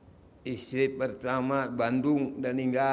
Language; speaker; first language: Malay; non-native, local second language; Sundanese